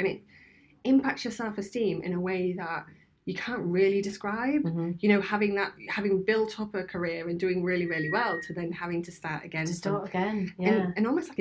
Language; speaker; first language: English; native; English